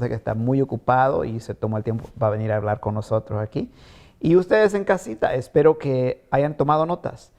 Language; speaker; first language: Spanish; native; Spanish